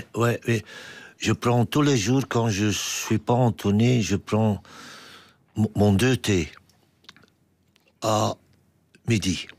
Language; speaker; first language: French; non-native, local second language; Dutch